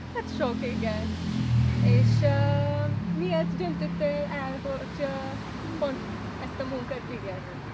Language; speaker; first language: Hungarian; non-native, learner; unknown